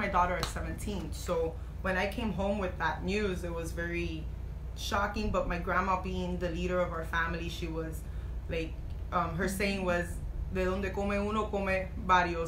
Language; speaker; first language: English; native; English